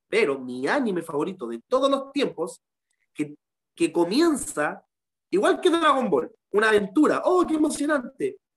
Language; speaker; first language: Spanish; native; Spanish